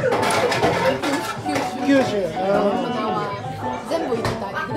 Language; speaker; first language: Japanese; non-native, learner; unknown